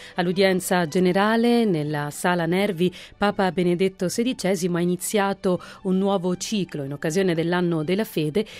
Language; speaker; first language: Italian; native; Italian